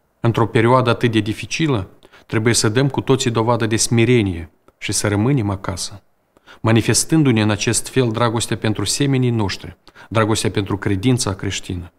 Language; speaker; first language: Romanian; native; Romanian